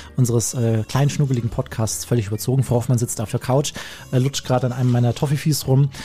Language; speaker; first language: German; native; German